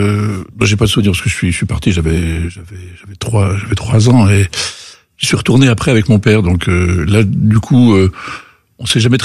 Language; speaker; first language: French; native; French